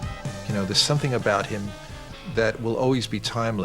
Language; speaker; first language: English; native; English